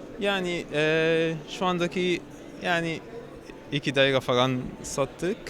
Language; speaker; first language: Turkish; non-native, learner; Arabic